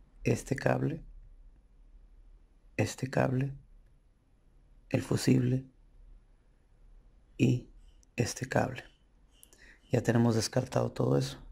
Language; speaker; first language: Spanish; native; Spanish